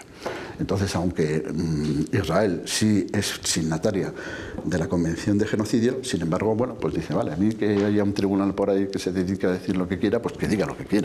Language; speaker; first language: Spanish; native; Spanish